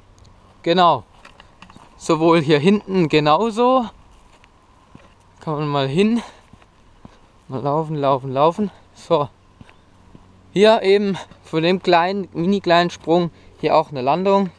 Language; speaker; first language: German; native; German